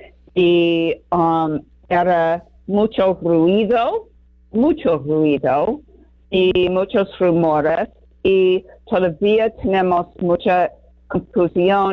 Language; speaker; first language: Spanish; non-native, learner; English